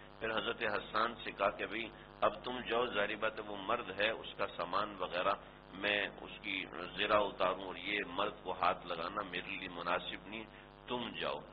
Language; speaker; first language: Urdu; non-native, local second language; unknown